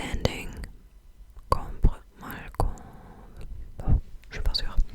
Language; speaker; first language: French; non-native, fluent; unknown